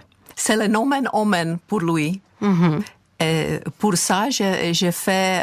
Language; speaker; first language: French; non-native, fluent; Czech